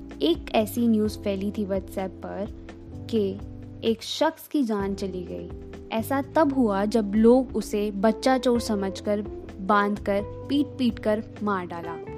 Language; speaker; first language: Hindi; native; Hindi